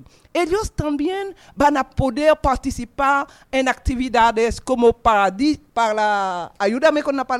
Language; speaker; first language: Spanish; non-native, fluent; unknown